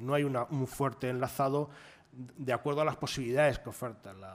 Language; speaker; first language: Spanish; native; Spanish